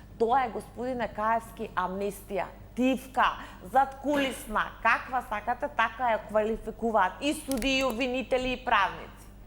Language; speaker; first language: Macedonian; native; Macedonian